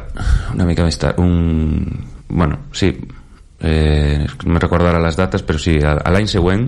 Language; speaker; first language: Catalan; non-native, local second language; Spanish